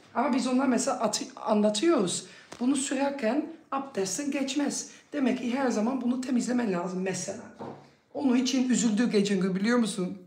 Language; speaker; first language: Turkish; early bilingual, other home language; Dutch